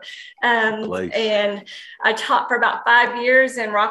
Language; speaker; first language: English; native; English